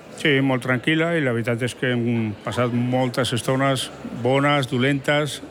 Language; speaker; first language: Catalan; non-native, fluent; Spanish